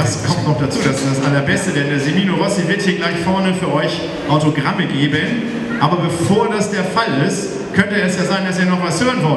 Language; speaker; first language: German; native; German